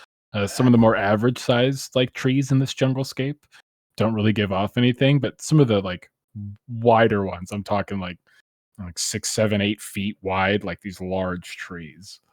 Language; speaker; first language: English; native; English